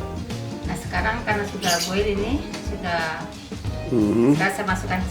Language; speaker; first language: Indonesian; native; Indonesian